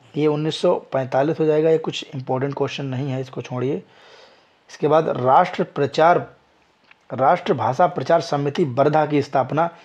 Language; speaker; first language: Hindi; native; Hindi